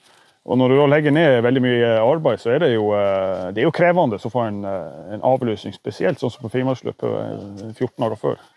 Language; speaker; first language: Norwegian; native; Norwegian